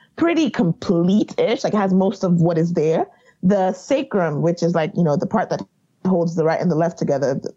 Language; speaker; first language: English; non-native, local second language; Yoruba